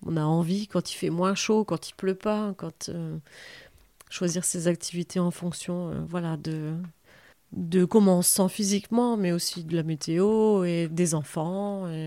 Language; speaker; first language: French; native; French